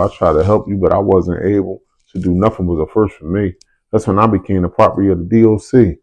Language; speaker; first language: English; native; English